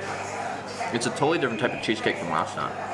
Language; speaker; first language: English; native; English